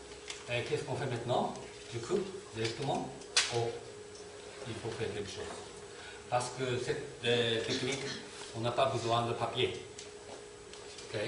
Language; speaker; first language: French; non-native, fluent; Turkish